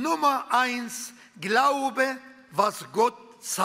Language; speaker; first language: German; non-native, fluent; Arabic